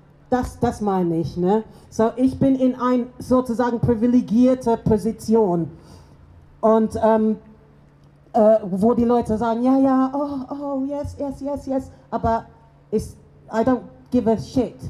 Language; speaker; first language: German; non-native, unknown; English